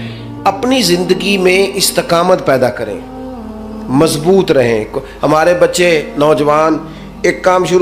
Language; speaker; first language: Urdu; non-native, local second language; Punjabi